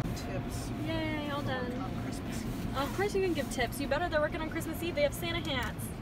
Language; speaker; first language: English; native; English